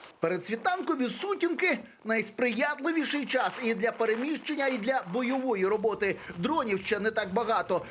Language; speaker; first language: Ukrainian; native; Ukrainian